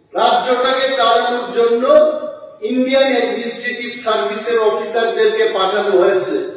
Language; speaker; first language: Bangla; non-native, local second language; Kok Borok